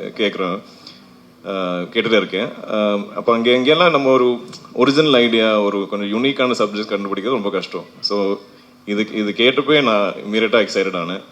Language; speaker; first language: Tamil; non-native, fluent; Malayalam